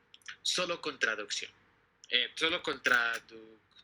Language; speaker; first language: Spanish; non-native, fluent; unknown